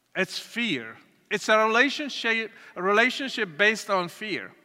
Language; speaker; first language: English; non-native, fluent; Arabic